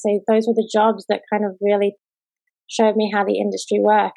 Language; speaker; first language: English; native; English